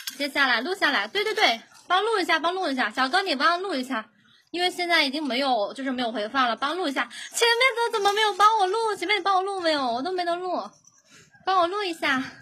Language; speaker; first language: Chinese; native; Chinese